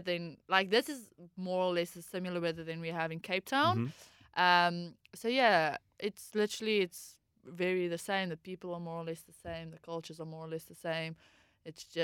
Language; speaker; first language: English; non-native, local second language; Afrikaans